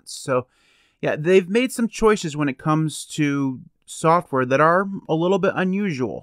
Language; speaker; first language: English; native; English